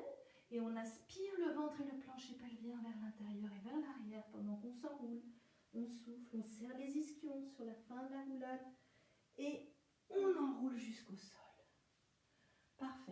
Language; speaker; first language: French; native; French